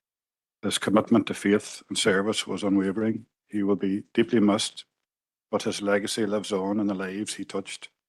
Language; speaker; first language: English; native; English